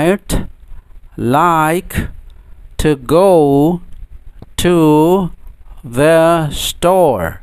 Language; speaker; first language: English; non-native, fluent; Indonesian